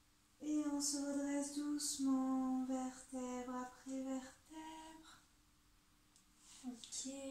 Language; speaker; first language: French; native; French